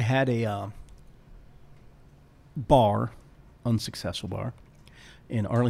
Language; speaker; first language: English; native; English